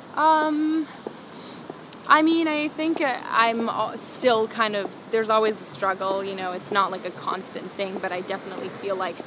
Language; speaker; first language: English; early bilingual, other home language; Spanish